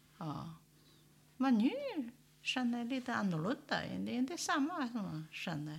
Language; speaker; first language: Swedish; non-native, learner; Chinese